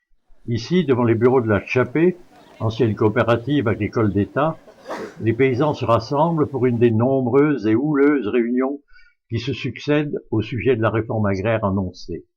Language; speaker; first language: French; native; French